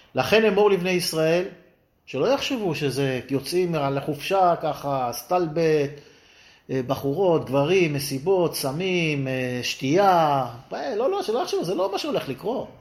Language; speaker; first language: Hebrew; native; Hebrew